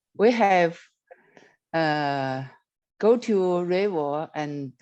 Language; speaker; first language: English; non-native, learner; Chinese